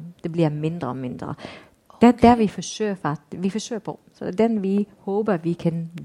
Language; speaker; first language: Danish; non-native, fluent; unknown